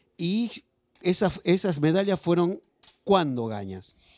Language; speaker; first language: Spanish; non-native, learner; Portuguese